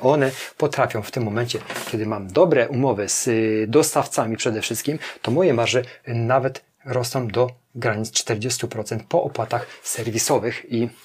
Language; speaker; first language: Polish; native; Polish